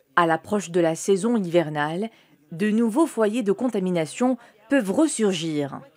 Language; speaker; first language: French; non-native, local second language; Arabic